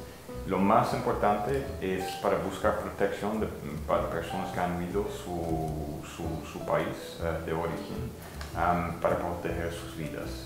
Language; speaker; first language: Spanish; non-native, fluent; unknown